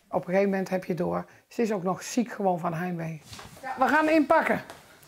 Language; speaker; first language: Dutch; native; Dutch